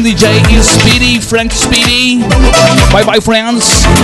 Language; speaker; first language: English; non-native, learner; Portuguese